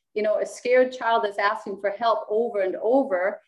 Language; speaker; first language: English; non-native, fluent; Danish